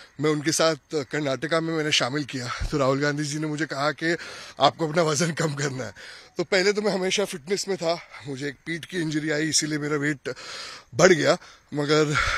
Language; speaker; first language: Hindi; non-native, local second language; Urdu